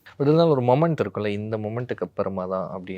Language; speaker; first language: Tamil; native; Tamil